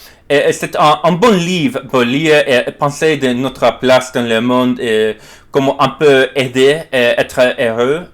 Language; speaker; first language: French; non-native, learner; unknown